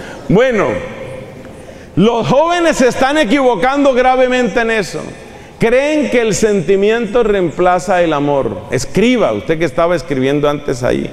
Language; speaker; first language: Spanish; native; Spanish